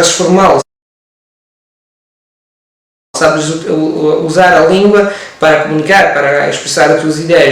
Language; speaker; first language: Portuguese; non-native, learner; Italian